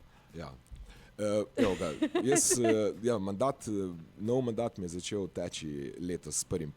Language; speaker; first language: Slovenian; native; Slovenian